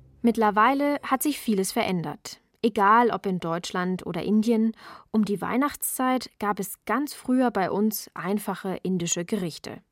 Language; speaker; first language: German; early bilingual, heritage; German